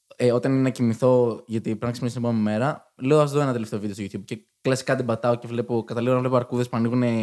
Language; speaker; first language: Greek; native; Greek